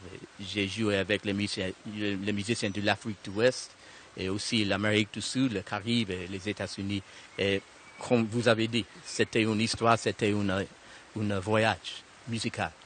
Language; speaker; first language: French; non-native, learner; English